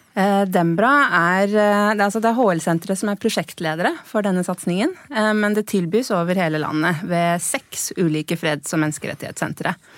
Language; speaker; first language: Norwegian; native; Norwegian